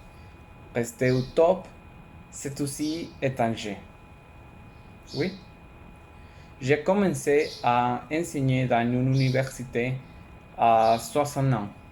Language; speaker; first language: French; non-native, learner; Spanish